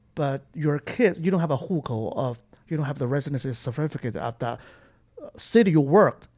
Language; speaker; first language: English; non-native, fluent; Chinese